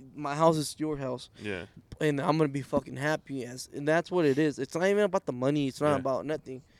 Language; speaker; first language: English; early bilingual, other home language; Spanish